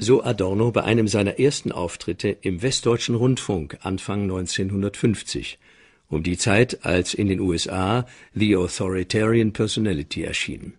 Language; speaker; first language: German; native; German